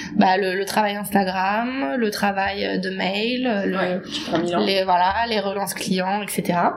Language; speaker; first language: French; native; French